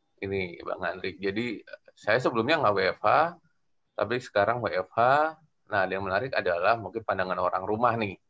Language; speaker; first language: Indonesian; native; Indonesian